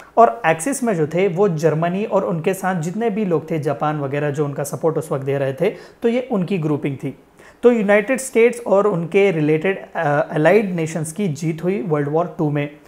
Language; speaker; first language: Hindi; non-native, local second language; Telugu